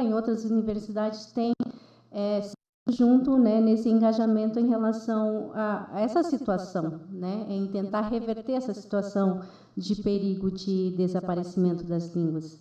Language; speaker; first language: Portuguese; non-native, local second language; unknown